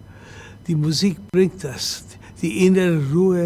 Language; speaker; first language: German; non-native, fluent; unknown